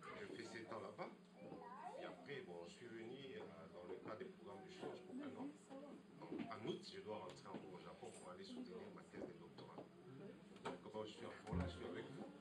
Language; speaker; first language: French; non-native, local second language; Lingala